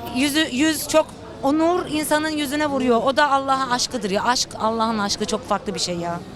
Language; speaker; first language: Turkish; non-native, fluent; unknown